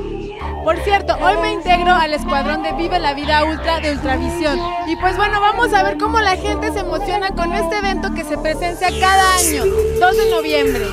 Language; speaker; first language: Spanish; native; Spanish